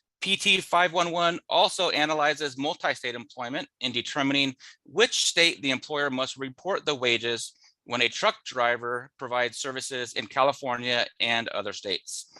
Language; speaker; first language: English; native; English